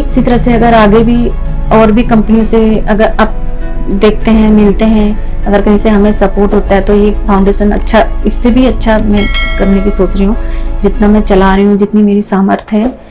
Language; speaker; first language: Hindi; native; Hindi